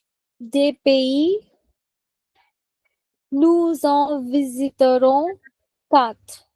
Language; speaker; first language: French; non-native, fluent; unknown